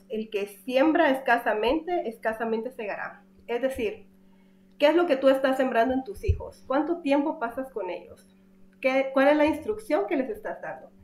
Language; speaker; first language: Spanish; native; Spanish